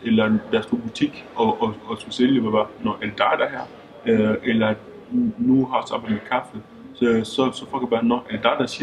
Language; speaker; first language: Danish; early bilingual, other home language; Lingala